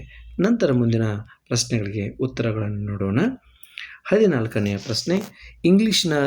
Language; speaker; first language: Kannada; native; Kannada